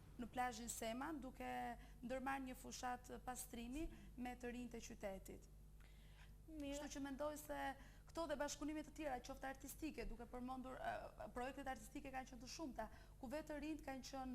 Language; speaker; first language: Albanian; native; Albanian